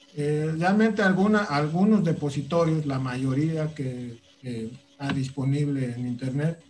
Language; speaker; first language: Spanish; native; Spanish